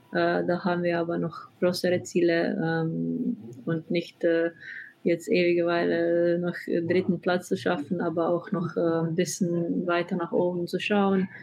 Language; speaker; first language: German; non-native, fluent; Slovenian